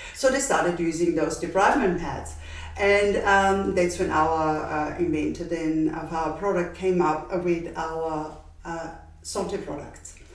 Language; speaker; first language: English; non-native, fluent; German